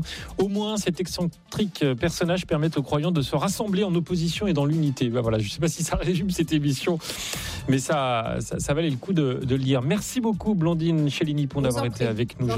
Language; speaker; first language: French; native; French